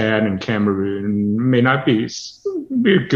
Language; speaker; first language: English; non-native, local second language; Cantonese